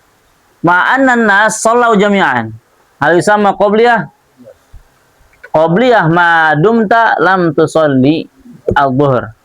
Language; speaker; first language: Arabic; non-native, fluent; Indonesian